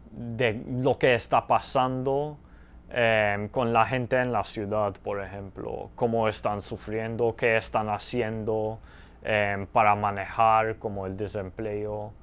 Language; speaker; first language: Spanish; early bilingual, heritage; Spanish